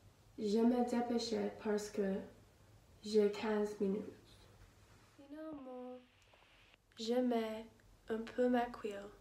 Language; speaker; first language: French; non-native, learner; English